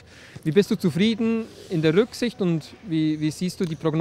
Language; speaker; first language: German; native; German